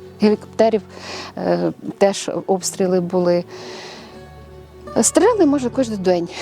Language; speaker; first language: Ukrainian; native; Ukrainian